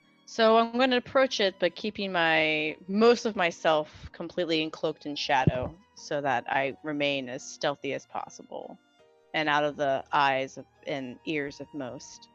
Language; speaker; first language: English; native; English